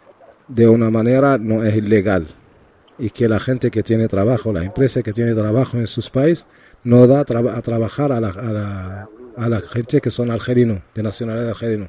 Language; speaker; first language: Spanish; non-native, learner; Arabic